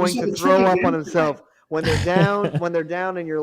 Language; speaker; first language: English; native; English